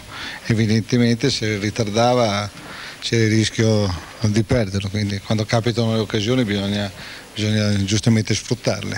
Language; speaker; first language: Italian; native; Italian